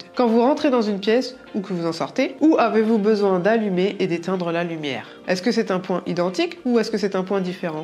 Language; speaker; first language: French; native; French